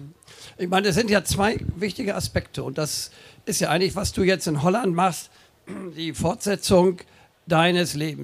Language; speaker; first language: German; native; German